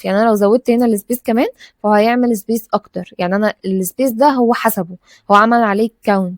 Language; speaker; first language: Arabic; native; Arabic